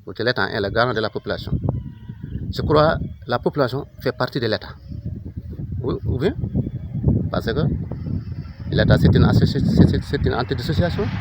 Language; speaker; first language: French; non-native, local second language; Wolof